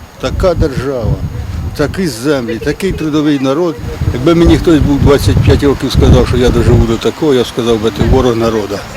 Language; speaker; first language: Ukrainian; native; Ukrainian